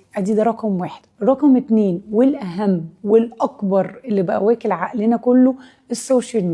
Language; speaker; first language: Arabic; native; Arabic